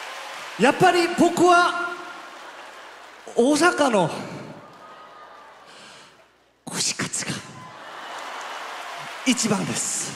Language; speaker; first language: Japanese; non-native, fluent; Korean